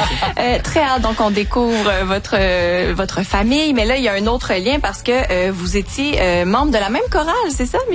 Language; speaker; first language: French; native; French